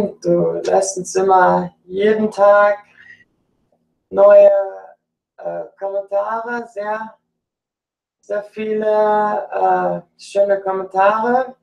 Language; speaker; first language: German; early bilingual, other home language; English